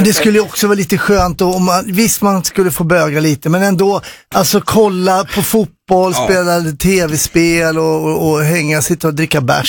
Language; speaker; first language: Swedish; native; Swedish